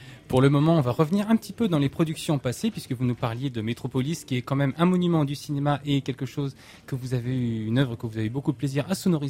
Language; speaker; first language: French; native; French